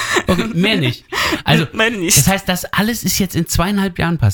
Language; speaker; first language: German; native; German